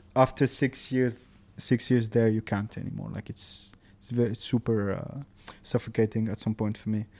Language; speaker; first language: English; non-native, fluent; Arabic